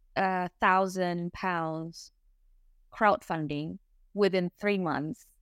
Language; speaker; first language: English; non-native, fluent; Indonesian